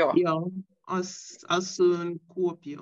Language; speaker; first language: Finnish; non-native, learner; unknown